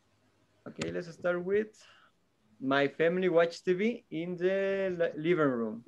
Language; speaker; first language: English; non-native, learner; Spanish